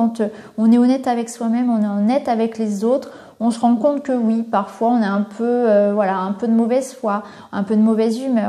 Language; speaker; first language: French; native; French